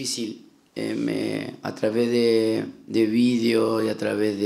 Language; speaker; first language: French; non-native, learner; Spanish